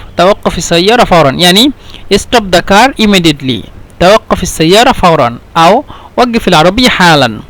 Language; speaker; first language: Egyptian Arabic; non-native, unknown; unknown